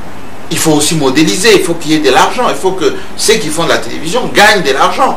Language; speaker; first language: French; non-native, local second language; Luba-Lulua